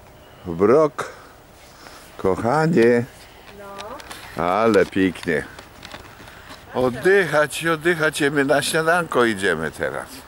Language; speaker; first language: Polish; native; Polish